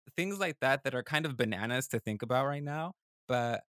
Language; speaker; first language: English; early bilingual, other home language; Spanish